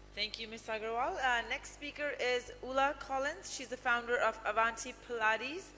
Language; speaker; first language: English; native; English